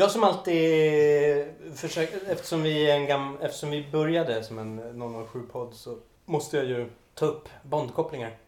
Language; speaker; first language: Swedish; native; Swedish